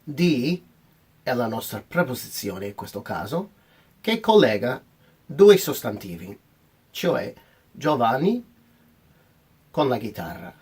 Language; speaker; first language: Italian; non-native, fluent; English